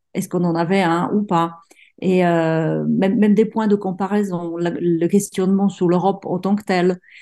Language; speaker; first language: French; non-native, fluent; Czech